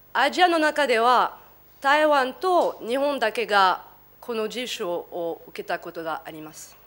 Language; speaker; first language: Japanese; non-native, fluent; French